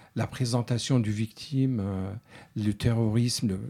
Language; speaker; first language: French; non-native, fluent; Arabic